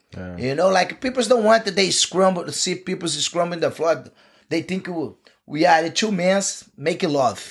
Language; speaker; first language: English; non-native, learner; Portuguese